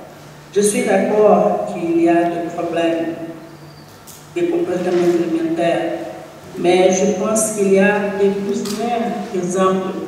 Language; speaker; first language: French; non-native, learner; Portuguese